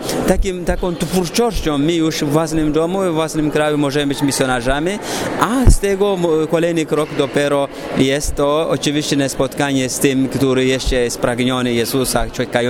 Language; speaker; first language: Polish; non-native, fluent; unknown